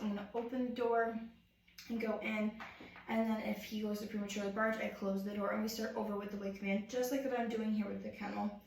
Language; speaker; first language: English; native; English